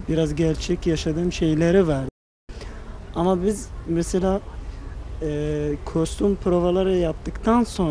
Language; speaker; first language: Turkish; non-native, fluent; Arabic